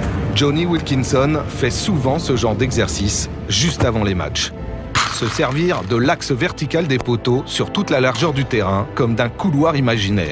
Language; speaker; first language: French; native; French